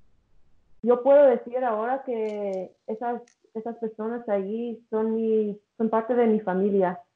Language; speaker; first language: Spanish; early bilingual, heritage; English